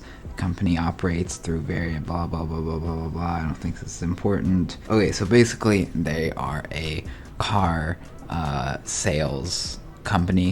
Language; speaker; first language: English; native; English